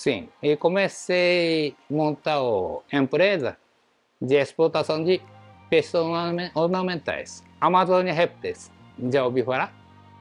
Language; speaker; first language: Portuguese; non-native, learner; Japanese